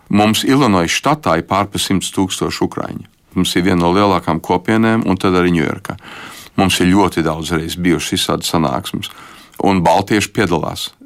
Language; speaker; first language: Latvian; early bilingual, heritage; Latvian